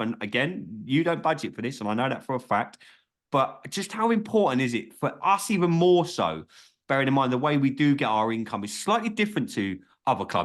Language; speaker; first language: English; native; English